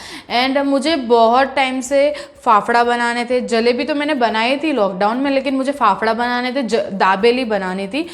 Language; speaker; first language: Hindi; non-native, local second language; Gujarati